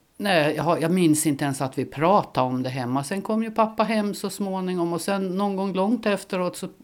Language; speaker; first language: Swedish; native; Swedish